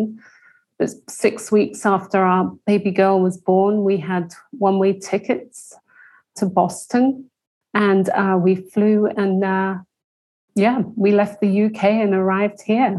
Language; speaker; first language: English; native; English